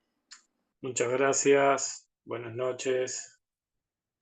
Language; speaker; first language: Spanish; native; Spanish